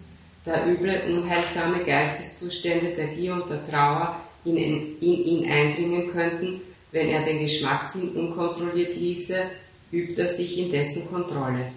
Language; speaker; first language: German; native; German